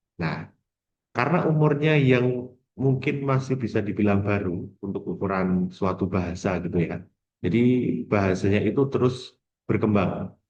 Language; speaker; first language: Indonesian; non-native, local second language; Javanese